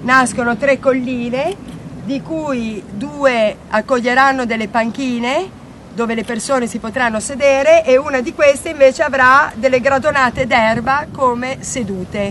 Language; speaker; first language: Italian; native; Italian